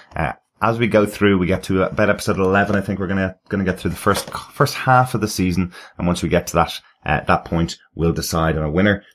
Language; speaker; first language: English; native; English